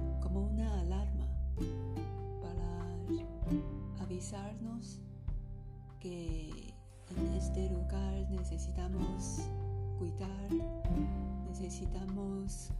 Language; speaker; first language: Spanish; non-native, learner; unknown